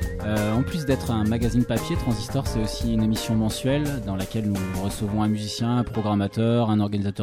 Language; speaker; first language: French; native; French